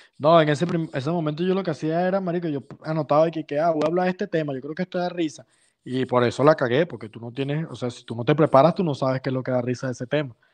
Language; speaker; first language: Spanish; native; Spanish